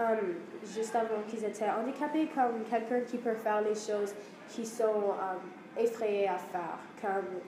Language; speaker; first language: French; non-native, learner; English